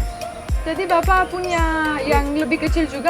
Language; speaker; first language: Indonesian; non-native, fluent; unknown